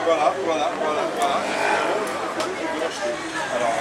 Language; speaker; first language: French; native; French